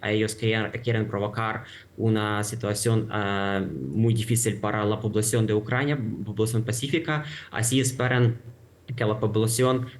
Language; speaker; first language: Spanish; non-native, fluent; Ukrainian